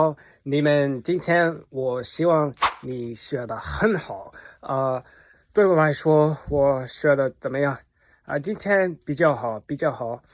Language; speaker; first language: Chinese; non-native, learner; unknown